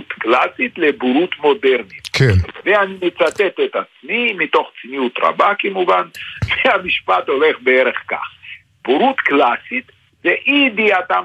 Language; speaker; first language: Hebrew; non-native, fluent; Lithuanian